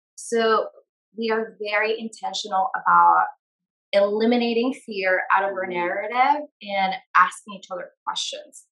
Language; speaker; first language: English; non-native, fluent; Spanish